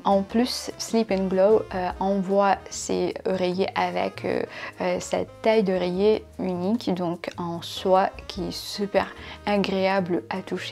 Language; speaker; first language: French; non-native, fluent; Russian